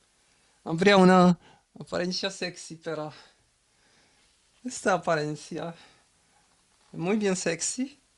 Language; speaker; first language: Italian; non-native, learner; German